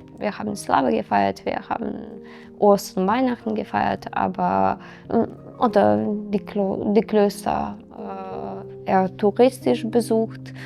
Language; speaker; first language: German; non-native, fluent; Serbian